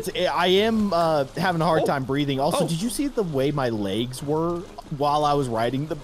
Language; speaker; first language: English; native; English